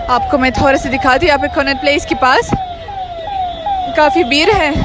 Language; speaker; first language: Hindi; non-native, fluent; Russian